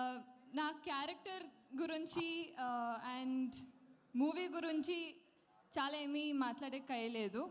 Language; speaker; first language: Telugu; non-native, learner; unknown